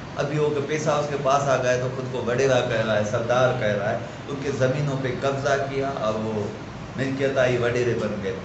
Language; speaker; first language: Urdu; non-native, local second language; Sindhi